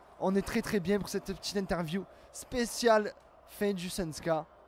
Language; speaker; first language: French; native; French